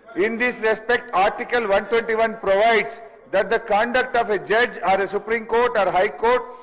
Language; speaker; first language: English; non-native, local second language; Telugu